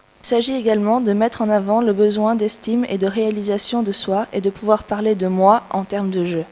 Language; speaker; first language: French; native; French